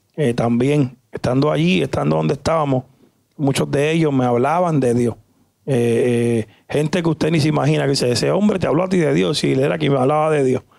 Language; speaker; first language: Spanish; native; Spanish